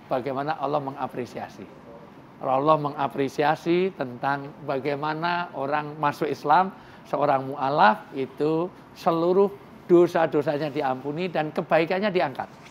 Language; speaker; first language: Indonesian; native; Indonesian